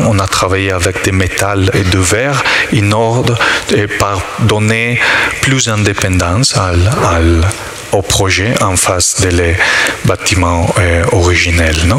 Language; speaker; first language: French; non-native, learner; Italian